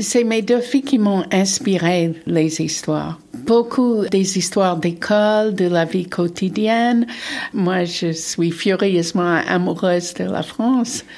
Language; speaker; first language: French; non-native, fluent; English